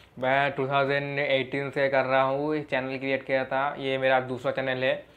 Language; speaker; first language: Hindi; non-native, local second language; Bangla